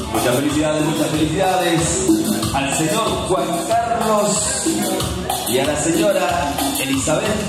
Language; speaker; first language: Spanish; native; Spanish